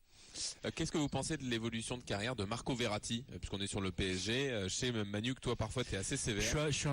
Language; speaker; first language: French; native; French